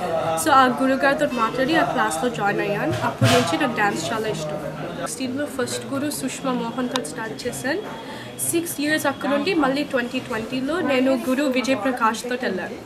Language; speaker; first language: Telugu; early bilingual, heritage; Telugu